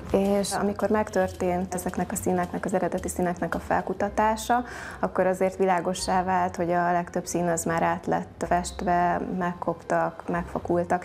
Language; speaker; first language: Hungarian; native; Hungarian